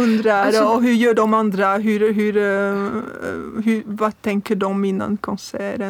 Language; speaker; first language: Swedish; non-native, fluent; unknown